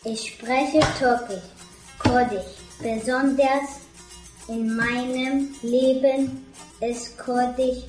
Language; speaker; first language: German; early bilingual, other home language; Kurdish